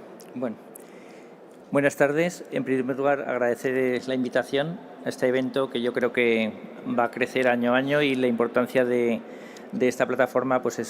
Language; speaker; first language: Spanish; native; Spanish